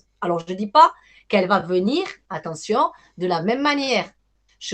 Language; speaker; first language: French; native; French